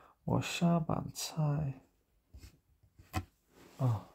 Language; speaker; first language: Chinese; non-native, learner; English